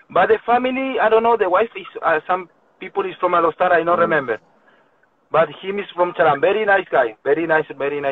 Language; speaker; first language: English; non-native, learner; Spanish